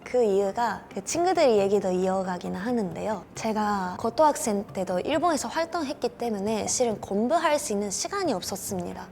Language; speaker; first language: Korean; non-native, fluent; Japanese